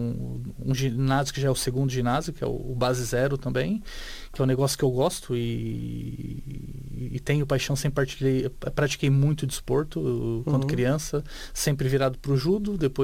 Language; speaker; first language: Portuguese; native; Portuguese